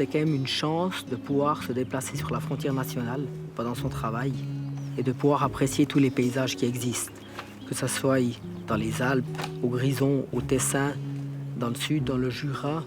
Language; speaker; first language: French; native; French